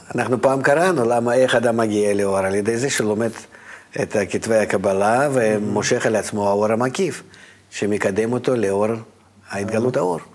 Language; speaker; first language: Hebrew; non-native, fluent; Russian